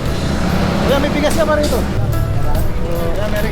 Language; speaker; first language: Filipino; native; Filipino